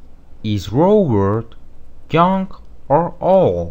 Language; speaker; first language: English; non-native, fluent; Spanish